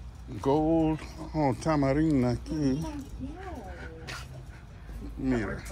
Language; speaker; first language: Spanish; non-native, learner; English